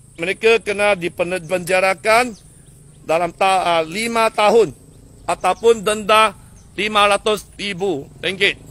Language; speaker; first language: Malay; non-native, local second language; Chinese